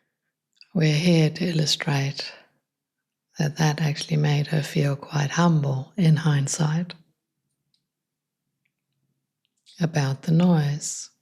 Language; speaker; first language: English; non-native, fluent; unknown